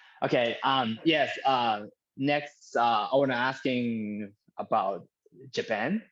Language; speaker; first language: English; non-native, learner; Japanese